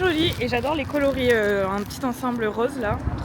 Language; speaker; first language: French; native; French